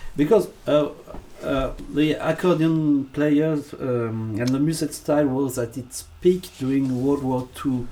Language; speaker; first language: English; non-native, fluent; French